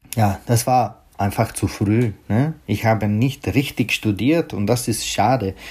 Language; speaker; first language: German; non-native, learner; Czech